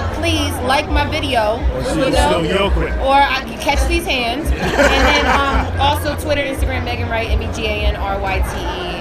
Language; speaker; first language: English; native; English